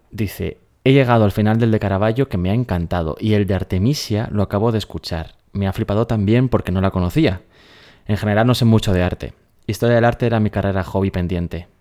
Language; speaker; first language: Spanish; native; Spanish